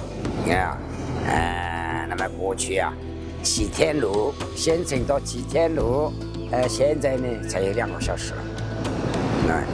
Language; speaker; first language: Chinese; non-native, local second language; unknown